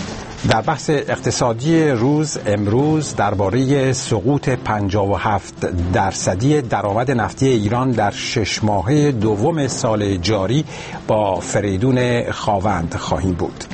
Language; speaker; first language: Persian; native; Persian